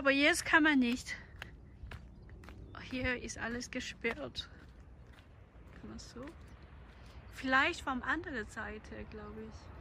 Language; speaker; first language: German; non-native, learner; Chinese